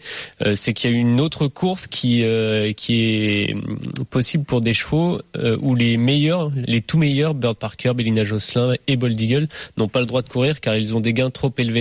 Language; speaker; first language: French; native; French